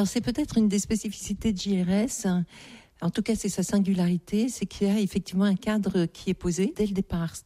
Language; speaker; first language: French; native; French